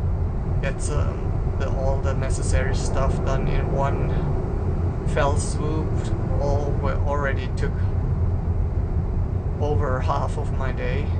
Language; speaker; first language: English; non-native, fluent; German